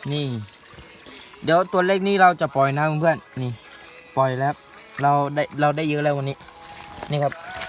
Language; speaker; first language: Thai; non-native, local second language; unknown